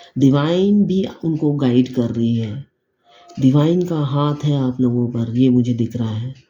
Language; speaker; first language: Hindi; native; Hindi